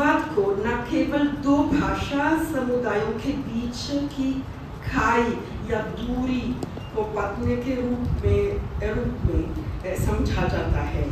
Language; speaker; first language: Hindi; non-native, fluent; Italian